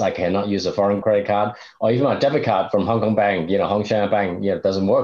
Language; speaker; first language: English; non-native, local second language; Cantonese